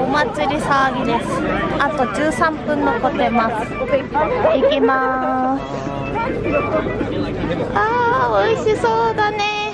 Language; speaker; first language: Japanese; non-native, fluent; Korean